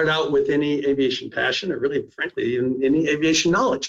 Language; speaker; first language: English; native; English